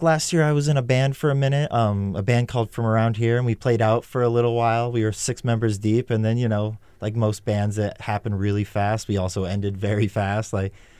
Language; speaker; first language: English; native; English